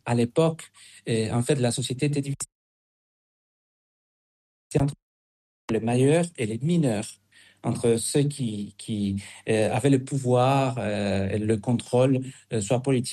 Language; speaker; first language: French; non-native, fluent; Spanish